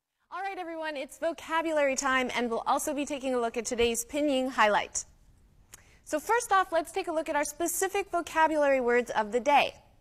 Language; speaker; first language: English; native; English